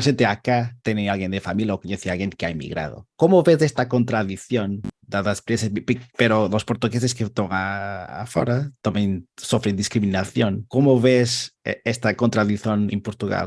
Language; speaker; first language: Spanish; non-native, learner; Portuguese